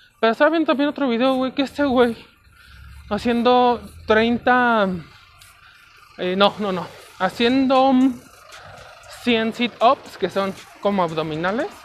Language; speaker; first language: Spanish; native; Spanish